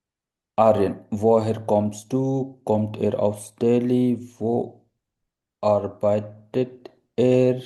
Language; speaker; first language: German; non-native, learner; Hindi